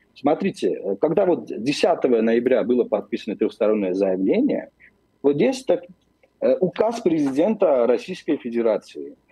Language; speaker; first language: Russian; non-native, local second language; Armenian